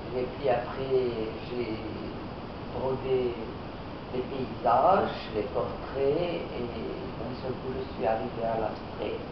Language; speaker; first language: French; non-native, local second language; Romanian